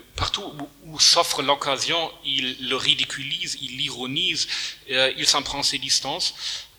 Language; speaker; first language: French; non-native, fluent; German